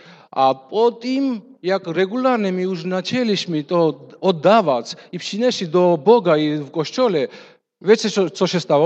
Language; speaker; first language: Polish; non-native, fluent; Russian